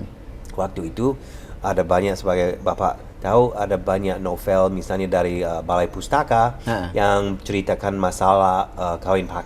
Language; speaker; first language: Indonesian; non-native, fluent; English